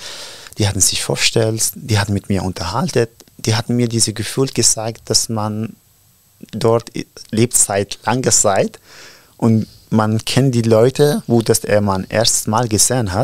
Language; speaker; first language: German; non-native, learner; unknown